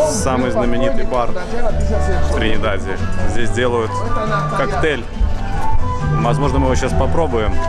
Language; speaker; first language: Russian; native; Russian